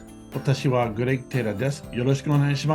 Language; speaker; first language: Japanese; non-native, learner; English